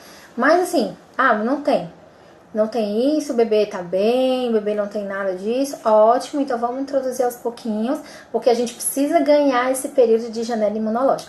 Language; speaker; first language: Portuguese; native; Portuguese